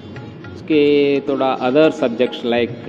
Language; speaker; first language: Hindi; non-native, local second language; Kannada